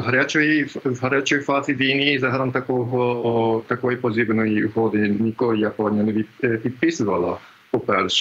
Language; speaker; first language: Ukrainian; non-native, fluent; Japanese